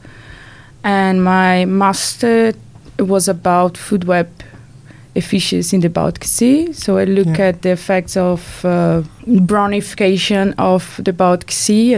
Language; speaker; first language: English; non-native, fluent; Portuguese